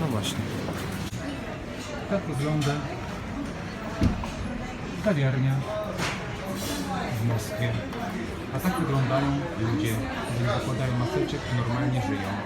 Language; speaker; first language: Polish; non-native, fluent; Russian